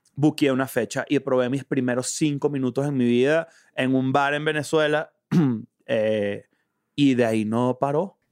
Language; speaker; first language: Spanish; native; Spanish